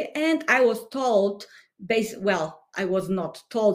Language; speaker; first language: English; non-native, fluent; Polish